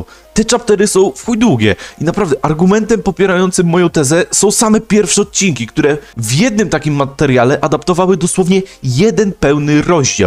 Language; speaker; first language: Polish; native; Polish